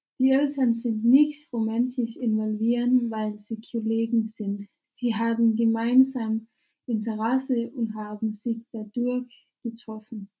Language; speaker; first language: German; non-native, learner; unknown